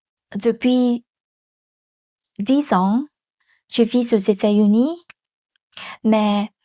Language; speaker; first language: French; non-native, learner; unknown